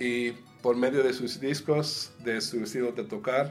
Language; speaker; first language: Spanish; early bilingual, heritage; Spanish